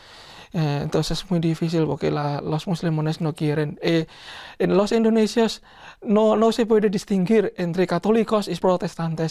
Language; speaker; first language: Spanish; non-native, learner; Indonesian